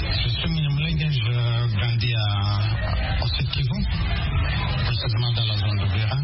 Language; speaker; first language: French; non-native, local second language; Kinyarwanda